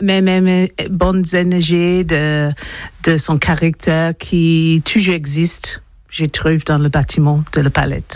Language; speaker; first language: French; non-native, learner; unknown